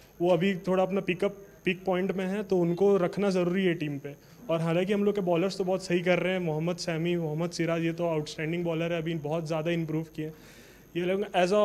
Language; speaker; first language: Hindi; native; Hindi